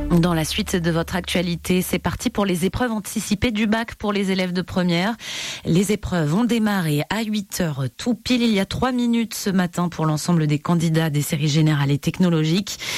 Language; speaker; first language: French; native; French